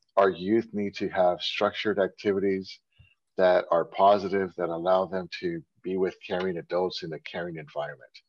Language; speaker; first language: English; native; English